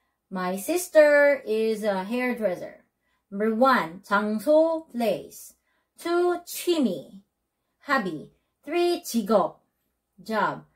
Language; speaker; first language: English; non-native, local second language; Filipino